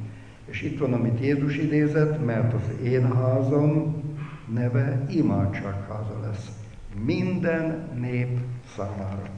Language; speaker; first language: Hungarian; native; Hungarian